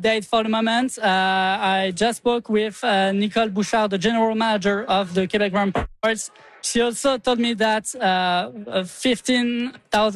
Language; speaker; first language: English; non-native, fluent; French